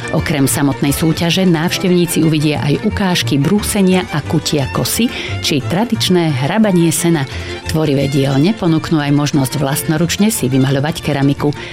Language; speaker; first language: Slovak; native; Slovak